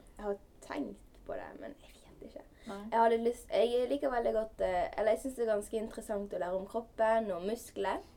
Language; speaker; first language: Norwegian; native; Norwegian